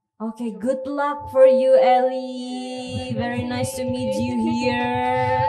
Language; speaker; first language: English; non-native, learner; Indonesian